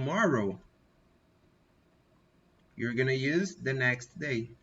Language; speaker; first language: English; non-native, fluent; Portuguese